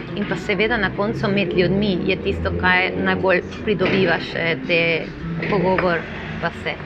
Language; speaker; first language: Slovenian; non-native, fluent; Spanish